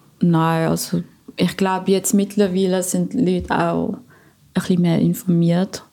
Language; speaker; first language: German; non-native, fluent; Filipino